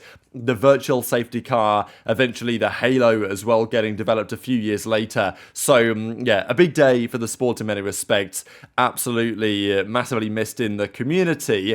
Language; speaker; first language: English; native; English